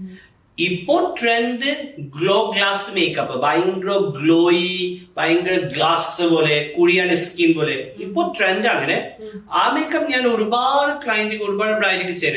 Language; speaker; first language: Malayalam; non-native, fluent; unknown